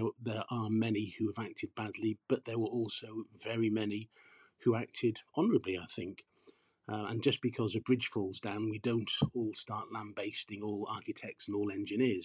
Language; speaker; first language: English; native; English